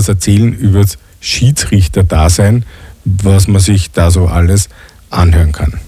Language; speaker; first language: German; native; German